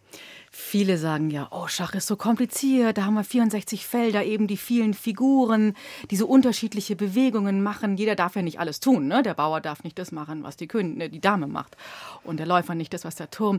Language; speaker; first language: German; native; German